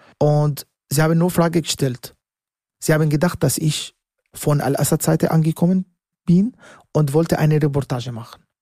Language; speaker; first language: German; non-native, learner; Arabic